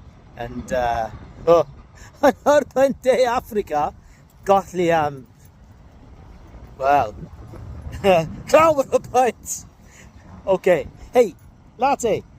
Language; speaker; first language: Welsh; non-native, learner; English